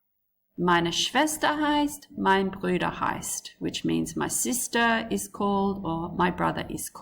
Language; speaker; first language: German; non-native, fluent; English